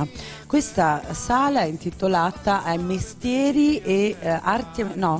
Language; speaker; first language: Italian; native; Italian